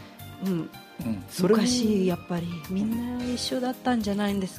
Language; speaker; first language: Japanese; non-native, fluent; Russian